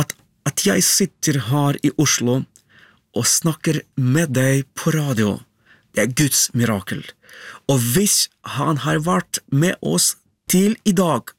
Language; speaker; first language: Norwegian; non-native, learner; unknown